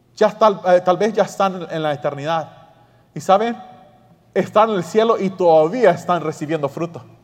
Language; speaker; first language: Spanish; early bilingual, heritage; Spanish